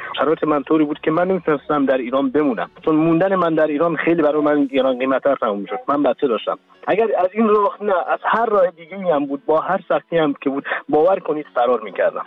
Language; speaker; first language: Persian; non-native, local second language; Central Kurdish